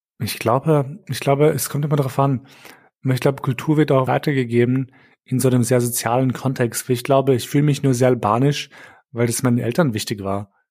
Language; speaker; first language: German; early bilingual, other home language; Albanian